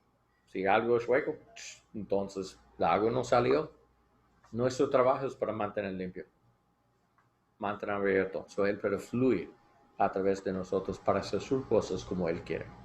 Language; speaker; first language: Spanish; non-native, learner; English